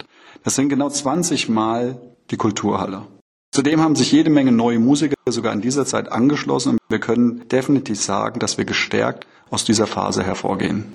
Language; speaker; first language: German; native; German